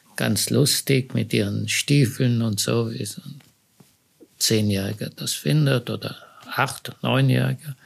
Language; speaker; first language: German; native; German